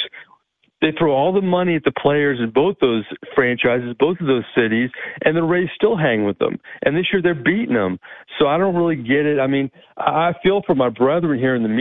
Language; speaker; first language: English; native; English